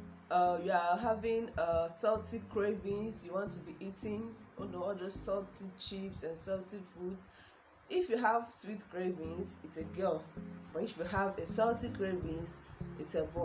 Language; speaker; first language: English; non-native, local second language; Igbo